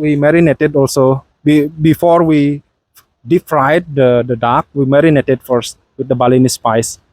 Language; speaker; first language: English; non-native, fluent; Balinese